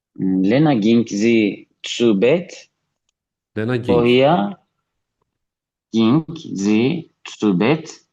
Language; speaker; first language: German; non-native, learner; Turkish